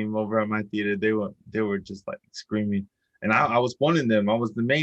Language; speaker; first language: English; native; English